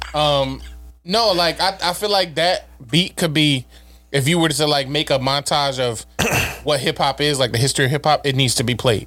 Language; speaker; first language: English; native; English